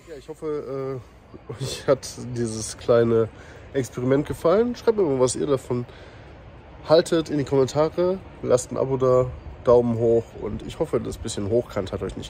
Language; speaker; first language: German; native; German